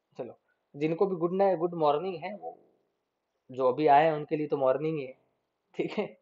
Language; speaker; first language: Hindi; native; Hindi